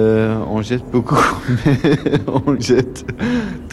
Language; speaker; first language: French; non-native, fluent; German